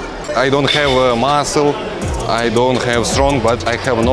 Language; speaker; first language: English; non-native, learner; Russian